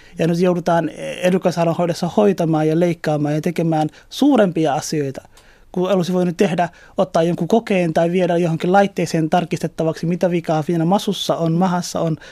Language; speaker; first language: Finnish; early bilingual, other home language; Somali